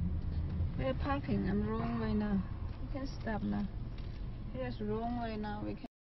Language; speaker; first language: English; non-native, learner; Chinese